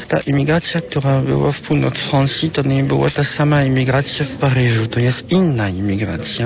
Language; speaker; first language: Polish; early bilingual, heritage; French